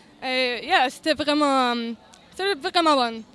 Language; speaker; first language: French; non-native, local second language; English